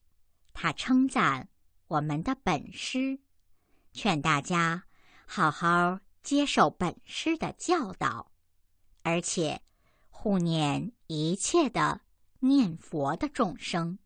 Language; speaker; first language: Chinese; native; Chinese